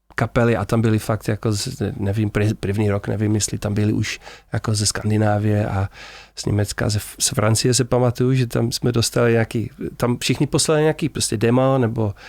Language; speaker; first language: Czech; non-native, fluent; Dutch